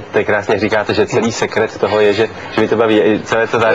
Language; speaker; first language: Czech; native; Czech